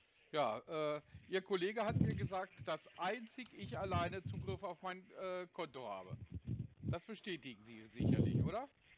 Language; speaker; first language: German; native; German